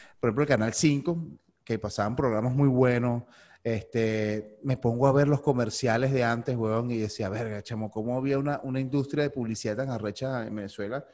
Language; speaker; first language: Spanish; native; Spanish